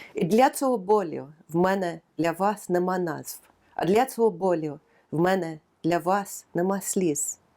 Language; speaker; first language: Ukrainian; non-native, fluent; English